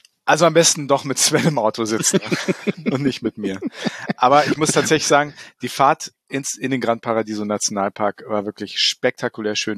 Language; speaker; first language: German; native; German